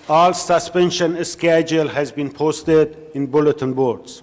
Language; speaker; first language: English; non-native, learner; Persian